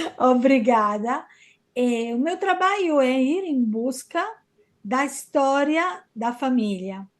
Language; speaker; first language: Portuguese; non-native, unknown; Italian